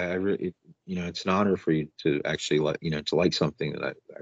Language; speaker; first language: English; native; English